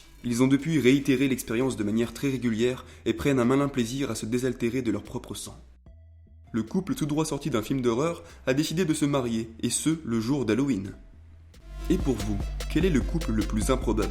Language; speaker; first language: French; native; French